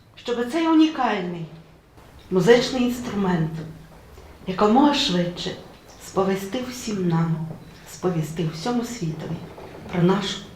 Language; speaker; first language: Ukrainian; native; Ukrainian